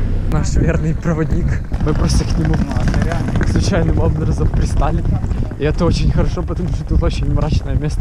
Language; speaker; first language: Russian; native; Russian